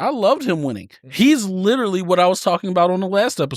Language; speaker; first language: English; native; English